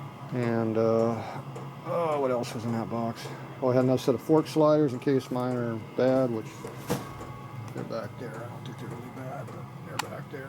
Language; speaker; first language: English; native; English